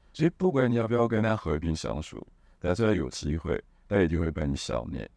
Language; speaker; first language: Chinese; non-native, fluent; Hebrew